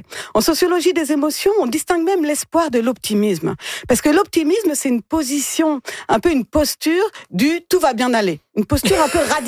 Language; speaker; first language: French; native; French